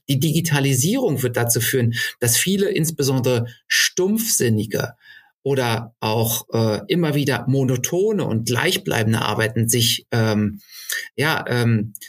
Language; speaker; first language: German; native; German